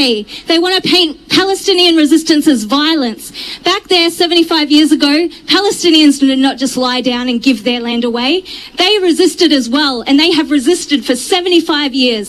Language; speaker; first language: English; native; English